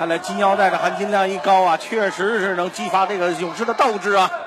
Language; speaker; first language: Chinese; native; Chinese